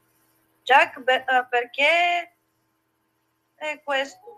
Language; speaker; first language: Italian; non-native, learner; Bulgarian